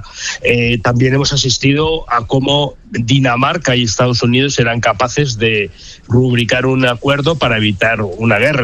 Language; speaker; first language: Spanish; native; Spanish